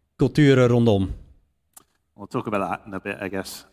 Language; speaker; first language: Dutch; non-native, fluent; English